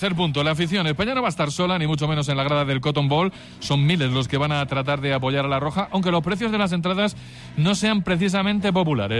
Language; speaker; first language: Spanish; native; Spanish